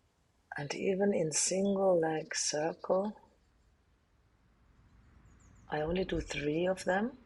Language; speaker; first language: English; non-native, fluent; German